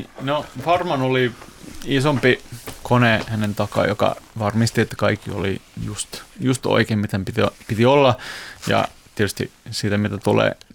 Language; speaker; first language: Finnish; non-native, fluent; English